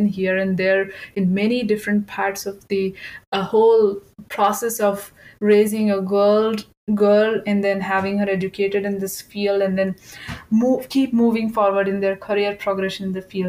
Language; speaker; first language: English; non-native, local second language; Hindi